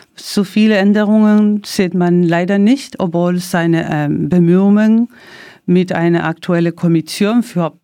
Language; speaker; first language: German; non-native, learner; Spanish